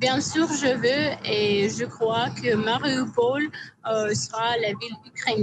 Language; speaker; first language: French; non-native, fluent; Russian